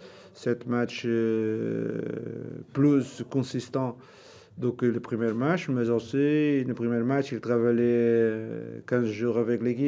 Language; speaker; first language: French; non-native, learner; Portuguese